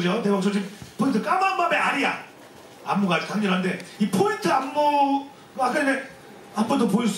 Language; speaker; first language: Korean; native; Korean